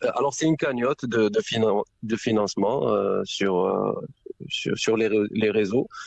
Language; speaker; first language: French; non-native, local second language; Arabic